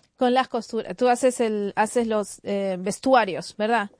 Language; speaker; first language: Spanish; native; Spanish